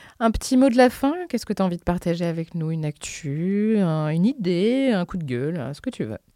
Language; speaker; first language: French; native; French